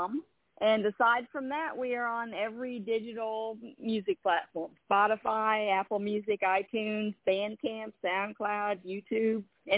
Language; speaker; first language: English; native; English